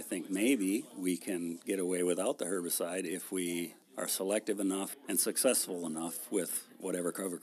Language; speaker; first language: English; native; English